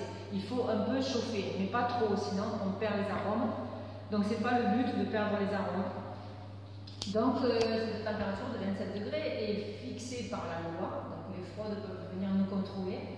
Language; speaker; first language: French; native; French